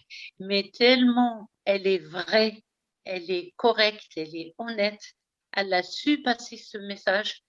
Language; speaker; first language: French; early bilingual, heritage; Arabic